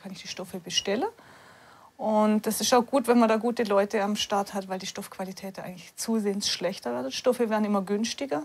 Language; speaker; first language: German; native; German